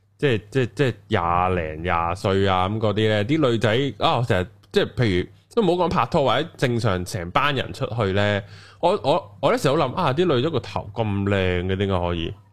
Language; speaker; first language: Cantonese; native; Cantonese